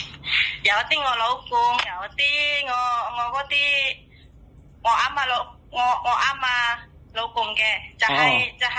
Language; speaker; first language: Cantonese; non-native, learner; Indonesian